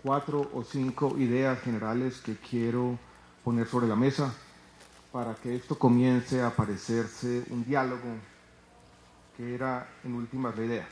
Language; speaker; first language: Spanish; native; Spanish